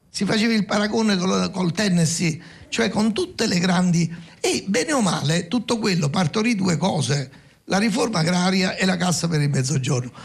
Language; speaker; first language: Italian; native; Italian